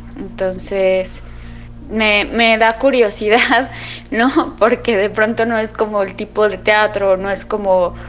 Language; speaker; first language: Spanish; native; Spanish